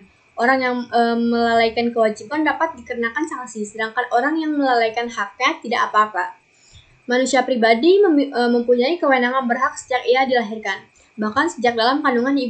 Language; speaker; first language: Indonesian; native; Indonesian